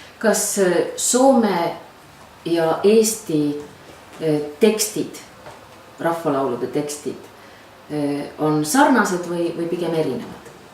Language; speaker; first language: Estonian; native; Estonian